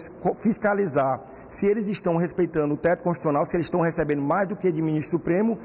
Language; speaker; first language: Portuguese; native; Portuguese